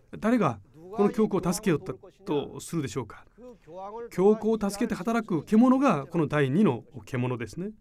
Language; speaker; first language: Japanese; non-native, fluent; Korean